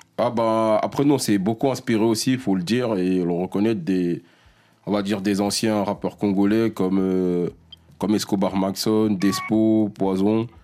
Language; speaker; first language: French; early bilingual, other home language; Lingala